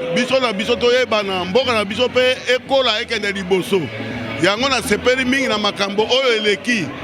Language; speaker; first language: Lingala; non-native, local second language; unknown